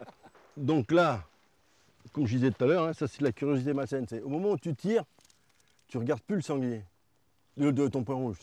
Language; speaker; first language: French; native; French